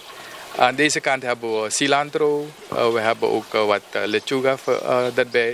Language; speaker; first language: Dutch; non-native, local second language; Papiamento